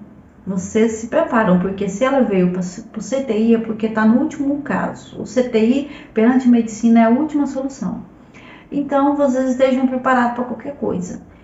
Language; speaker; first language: Portuguese; native; Portuguese